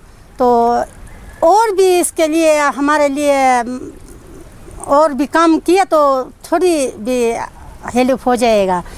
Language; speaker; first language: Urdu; non-native, local second language; Khowar